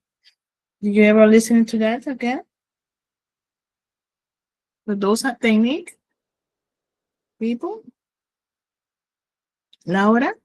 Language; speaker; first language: English; non-native, learner; Spanish